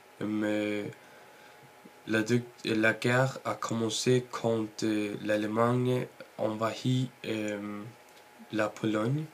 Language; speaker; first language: French; non-native, learner; Norwegian